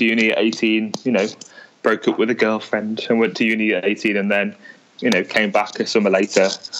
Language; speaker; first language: English; native; English